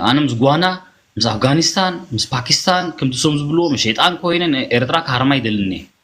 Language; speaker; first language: Tigrinya; early bilingual, heritage; Tigrinya